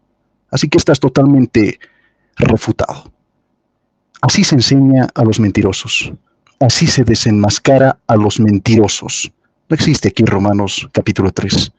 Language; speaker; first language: Spanish; native; Spanish